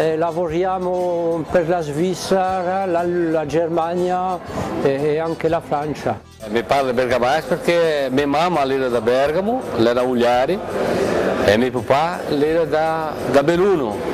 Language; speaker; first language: Italian; early bilingual, heritage; Italian